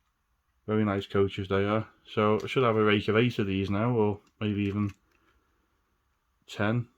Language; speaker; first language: English; native; English